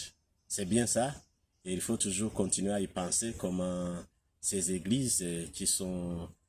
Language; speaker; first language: French; non-native, local second language; Kinyarwanda